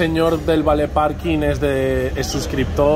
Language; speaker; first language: Spanish; native; Spanish